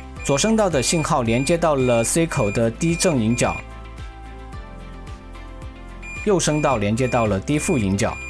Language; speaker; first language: Chinese; native; Chinese